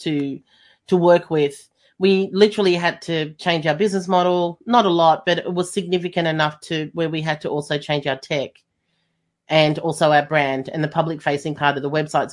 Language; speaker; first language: English; native; English